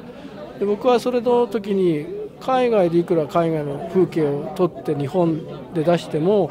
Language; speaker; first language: Japanese; native; Japanese